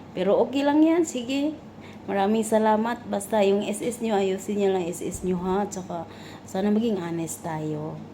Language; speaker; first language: Filipino; non-native, local second language; Cebuano